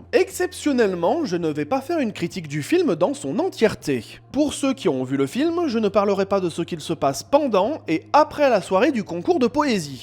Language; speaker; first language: French; native; French